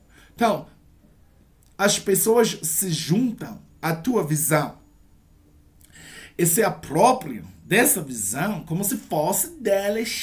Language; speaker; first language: Portuguese; non-native, learner; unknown